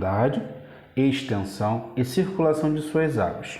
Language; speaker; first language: Portuguese; native; Portuguese